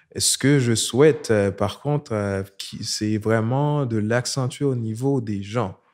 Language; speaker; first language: French; non-native, local second language; Haitian Creole